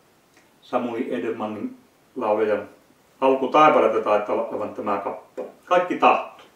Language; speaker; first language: Finnish; native; Finnish